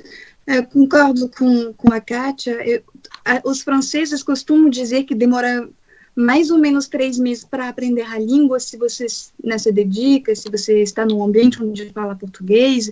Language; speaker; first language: Portuguese; non-native, fluent; French